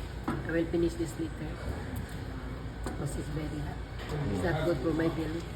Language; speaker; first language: English; non-native, local second language; Cebuano